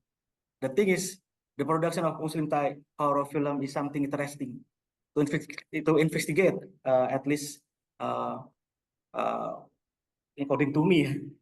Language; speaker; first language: English; non-native, local second language; Indonesian